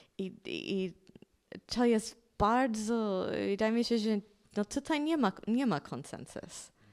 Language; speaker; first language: Polish; non-native, fluent; English